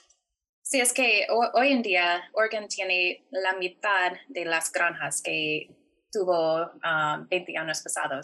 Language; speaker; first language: Spanish; non-native, fluent; English